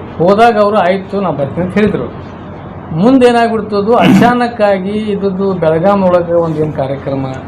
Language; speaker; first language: Kannada; native; Kannada